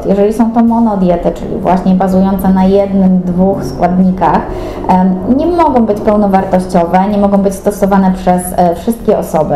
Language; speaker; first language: Polish; native; Polish